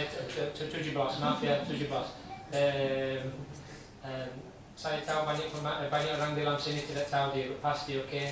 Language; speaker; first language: Indonesian; non-native, fluent; English